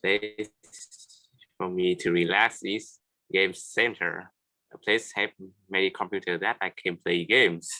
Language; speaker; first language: English; non-native, learner; Vietnamese